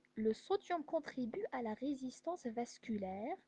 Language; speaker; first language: French; non-native, local second language; Arabic